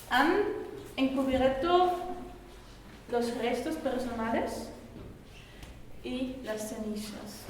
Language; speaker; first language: Spanish; non-native, learner; German